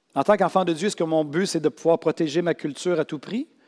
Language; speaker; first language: French; native; French